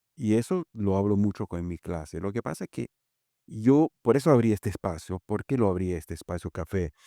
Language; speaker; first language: Spanish; early bilingual, other home language; Italian